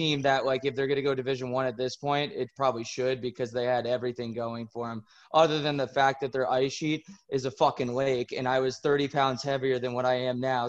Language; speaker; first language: English; native; English